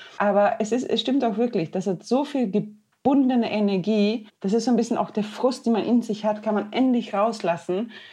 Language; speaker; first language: German; non-native, fluent; Swedish